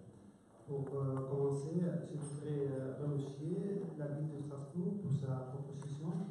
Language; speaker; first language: French; non-native, fluent; Icelandic